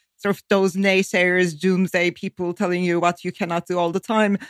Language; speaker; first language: English; non-native, fluent; Turkish